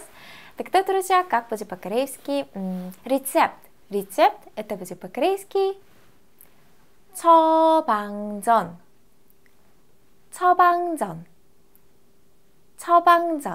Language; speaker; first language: Russian; non-native, fluent; Korean